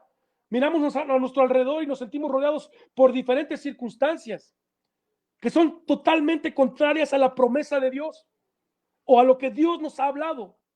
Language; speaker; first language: Spanish; native; Spanish